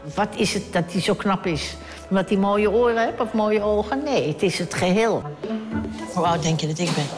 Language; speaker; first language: Dutch; native; Dutch